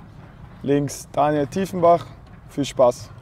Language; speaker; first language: German; native; German